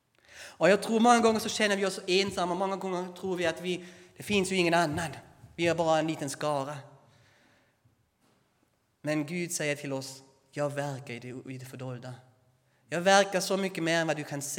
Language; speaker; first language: Swedish; non-native, fluent; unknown